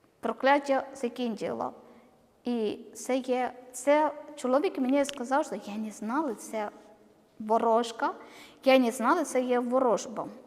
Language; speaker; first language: Ukrainian; non-native, learner; Malayalam